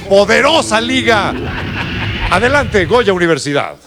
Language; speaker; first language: Spanish; native; Spanish